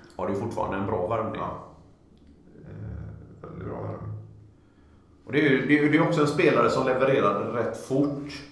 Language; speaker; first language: Swedish; native; Swedish